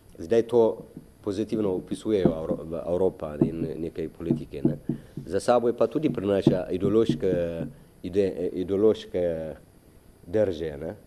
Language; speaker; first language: Slovenian; non-native, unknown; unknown